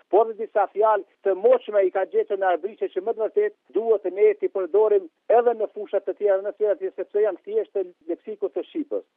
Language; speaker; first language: Albanian; native; Albanian